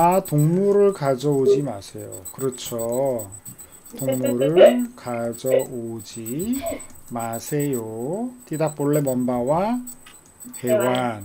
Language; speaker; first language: Korean; native; Korean